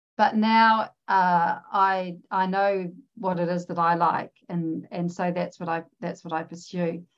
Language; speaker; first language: English; native; English